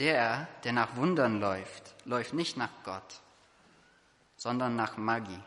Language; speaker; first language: German; non-native, fluent; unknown